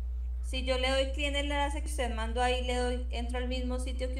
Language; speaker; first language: Spanish; native; Spanish